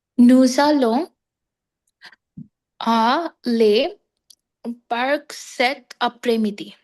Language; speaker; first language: French; non-native, learner; Hindi